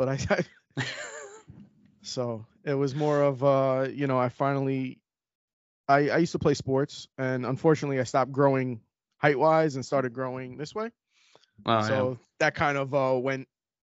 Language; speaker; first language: English; native; English